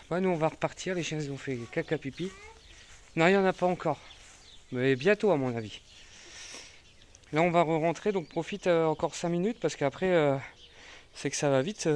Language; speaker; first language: French; native; French